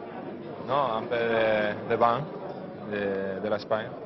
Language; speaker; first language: French; non-native, learner; Spanish